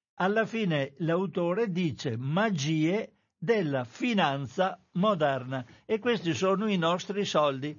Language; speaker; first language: Italian; native; Italian